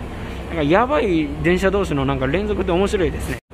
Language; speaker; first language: Japanese; native; Japanese